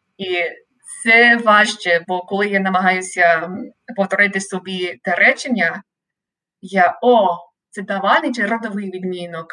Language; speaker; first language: Ukrainian; non-native, fluent; English